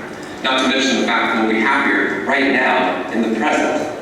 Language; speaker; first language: English; native; English